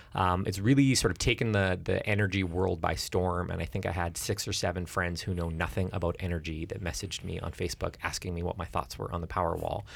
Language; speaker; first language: English; native; English